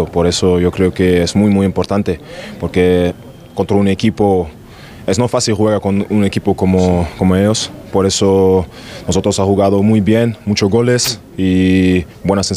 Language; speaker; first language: Spanish; non-native, learner; German